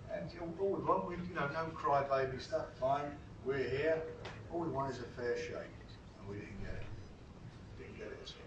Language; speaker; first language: English; native; English